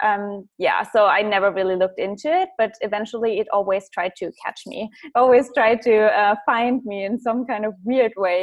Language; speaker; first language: English; non-native, fluent; German